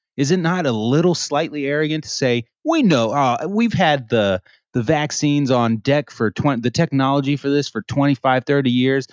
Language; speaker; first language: English; early bilingual, other home language; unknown